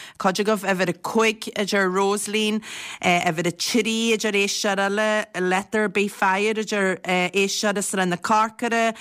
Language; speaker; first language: Irish; native; Irish